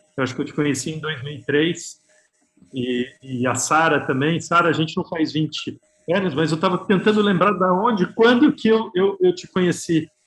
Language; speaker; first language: Portuguese; native; Portuguese